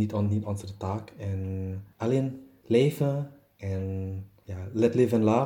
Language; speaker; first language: Dutch; non-native, learner; German